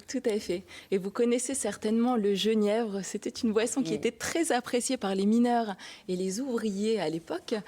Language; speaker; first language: French; native; French